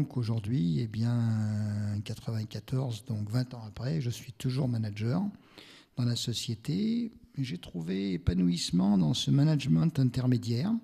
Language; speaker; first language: French; native; French